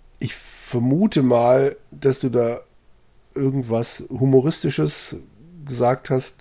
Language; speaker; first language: German; native; German